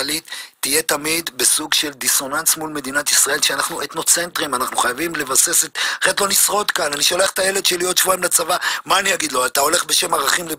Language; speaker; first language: Hebrew; native; Hebrew